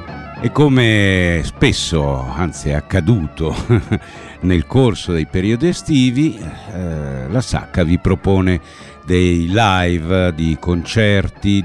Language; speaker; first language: Italian; native; Italian